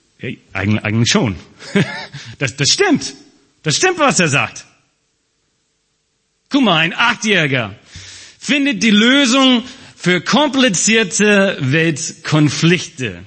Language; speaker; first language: German; non-native, fluent; English